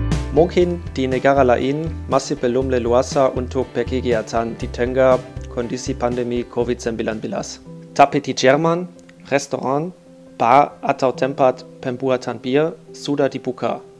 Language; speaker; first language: Indonesian; non-native, fluent; German